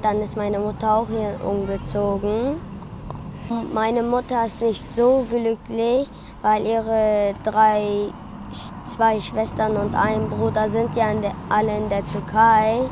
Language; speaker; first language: German; early bilingual, other home language; Turkish